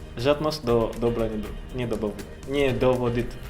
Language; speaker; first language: Russian; non-native, learner; Indonesian